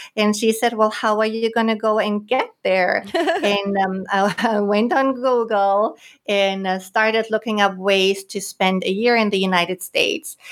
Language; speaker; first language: English; non-native, fluent; German